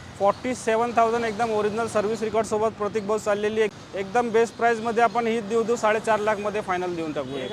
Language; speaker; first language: Marathi; non-native, local second language; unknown